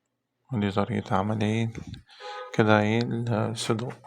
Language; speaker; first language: Arabic; native; Arabic